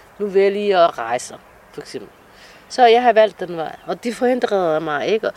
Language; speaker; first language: Danish; non-native, fluent; Somali